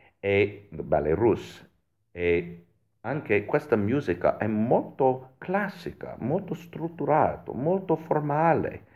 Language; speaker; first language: Italian; non-native, fluent; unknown